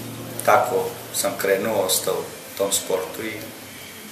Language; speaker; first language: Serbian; early bilingual, heritage; Serbian